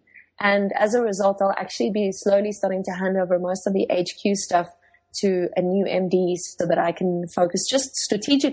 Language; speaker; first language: English; non-native, local second language; Afrikaans